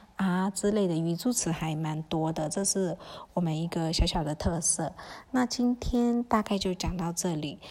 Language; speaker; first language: Chinese; early bilingual, heritage; Chinese